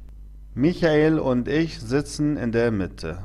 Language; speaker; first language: German; non-native, fluent; Arabic